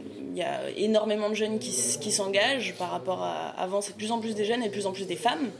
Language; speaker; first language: French; native; French